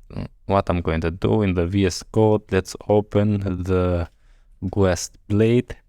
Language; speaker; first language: English; non-native, fluent; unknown